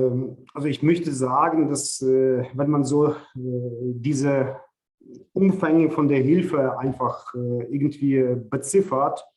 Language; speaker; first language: German; non-native, fluent; Ukrainian